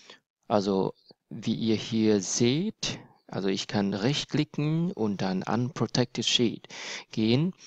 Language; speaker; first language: German; non-native, fluent; Vietnamese